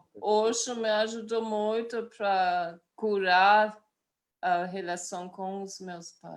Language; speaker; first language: Portuguese; non-native, fluent; German